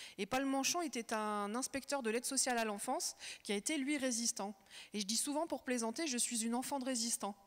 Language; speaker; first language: French; early bilingual, other home language; Kabyle